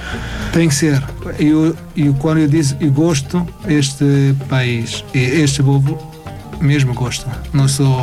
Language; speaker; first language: Portuguese; non-native, learner; Arabic